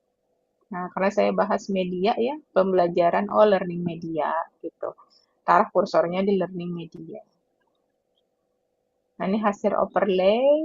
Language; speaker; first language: Indonesian; native; Indonesian